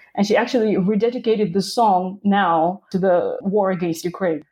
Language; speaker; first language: English; non-native, fluent; Russian